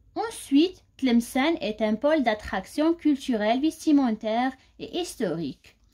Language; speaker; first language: French; non-native, local second language; Arabic